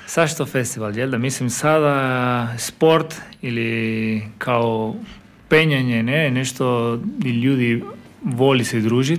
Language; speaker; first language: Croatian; non-native, fluent; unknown